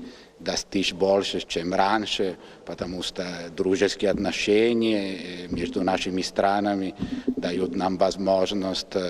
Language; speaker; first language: Russian; non-native, fluent; Italian